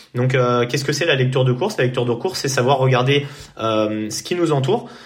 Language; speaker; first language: French; native; French